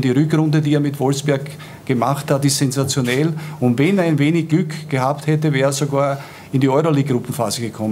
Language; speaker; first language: German; native; German